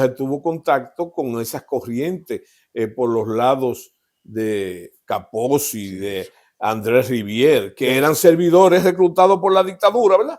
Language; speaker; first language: Spanish; native; Spanish